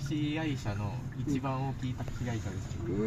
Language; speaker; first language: Japanese; non-native, fluent; Filipino